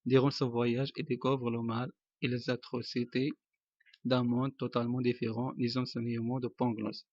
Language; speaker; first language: French; non-native, local second language; Arabic